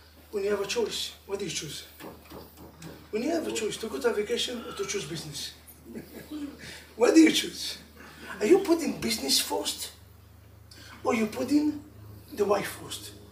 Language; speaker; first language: English; non-native, fluent; Hebrew